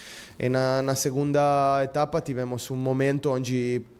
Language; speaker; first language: Portuguese; non-native, fluent; Spanish